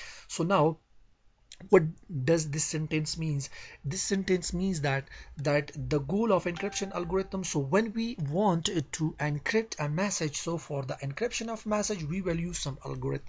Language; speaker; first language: English; non-native, fluent; Persian